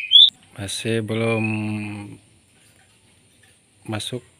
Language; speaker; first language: Indonesian; non-native, local second language; Sundanese